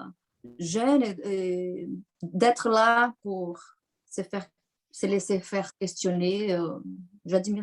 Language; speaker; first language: French; non-native, fluent; Portuguese